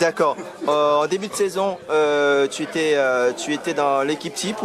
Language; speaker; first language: French; native; French